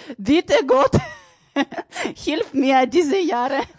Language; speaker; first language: German; non-native, learner; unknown